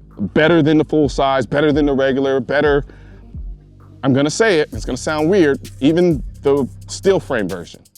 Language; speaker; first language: English; native; English